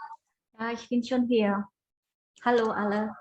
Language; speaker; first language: German; non-native, fluent; Indonesian